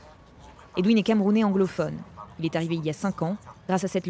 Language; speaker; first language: French; native; French